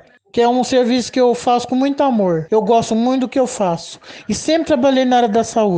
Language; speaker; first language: Portuguese; native; Portuguese